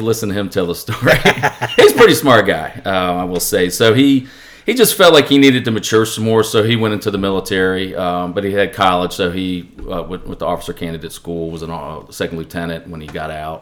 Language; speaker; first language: English; native; English